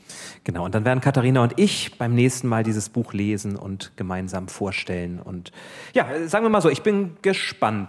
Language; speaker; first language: German; native; German